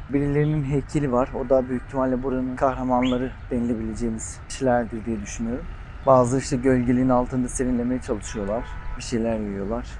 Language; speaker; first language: Turkish; non-native, local second language; Kurdish